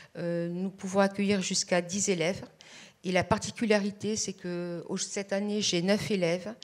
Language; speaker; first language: French; native; French